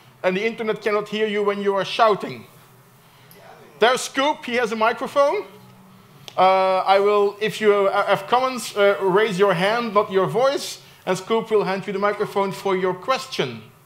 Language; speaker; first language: English; non-native, fluent; Dutch